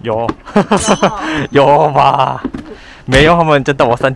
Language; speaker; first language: Chinese; non-native, learner; Korean